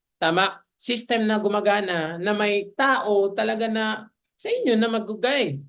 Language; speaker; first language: Filipino; native; Filipino